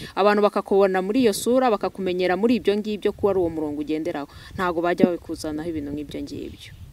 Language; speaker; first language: Kinyarwanda; native; Kinyarwanda